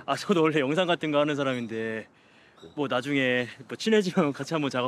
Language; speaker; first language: Korean; native; Korean